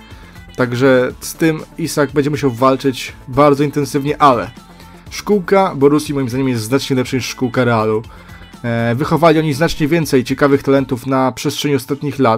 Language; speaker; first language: Polish; native; Polish